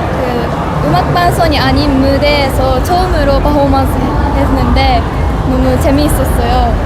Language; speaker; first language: Korean; non-native, fluent; Japanese